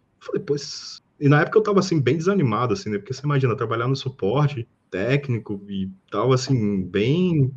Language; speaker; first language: Portuguese; native; Portuguese